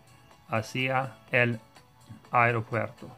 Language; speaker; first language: Spanish; non-native, learner; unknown